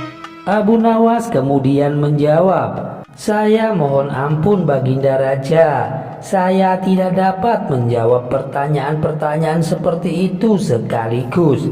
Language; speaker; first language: Indonesian; native; Indonesian